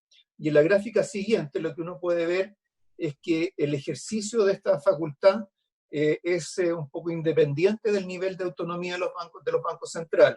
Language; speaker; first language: Spanish; native; Spanish